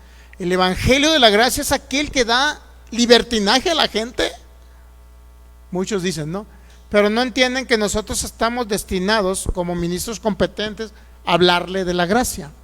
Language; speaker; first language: Spanish; native; Spanish